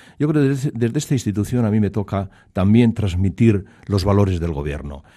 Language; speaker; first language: Spanish; native; Spanish